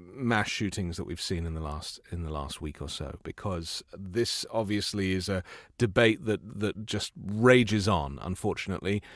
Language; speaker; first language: English; native; English